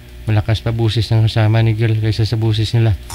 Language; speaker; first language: Filipino; native; Filipino